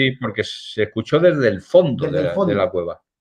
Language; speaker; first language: Spanish; native; Spanish